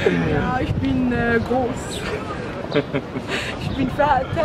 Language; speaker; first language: German; non-native, learner; Arabic